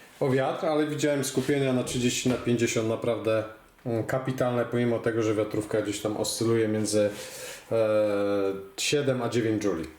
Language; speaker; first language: Polish; native; Polish